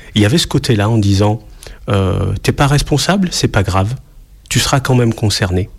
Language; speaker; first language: French; native; French